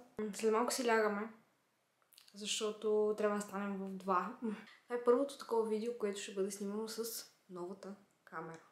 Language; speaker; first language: Bulgarian; native; Bulgarian